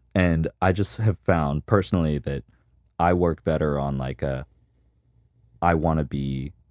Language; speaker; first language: English; native; English